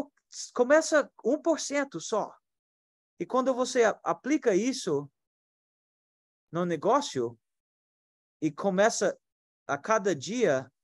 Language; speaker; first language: Portuguese; non-native, fluent; English